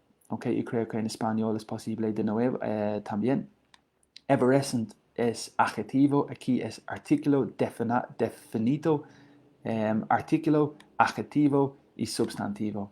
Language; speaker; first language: Spanish; non-native, learner; English